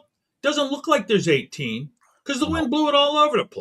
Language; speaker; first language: English; native; English